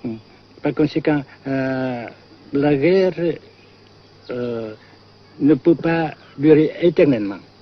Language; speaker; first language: French; non-native, fluent; Vietnamese